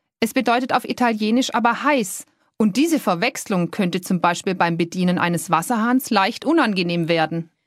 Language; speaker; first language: German; native; German